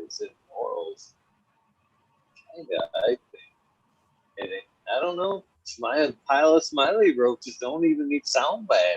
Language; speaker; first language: English; native; English